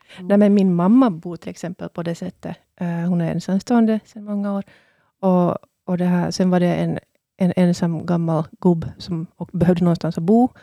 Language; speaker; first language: Swedish; native; Swedish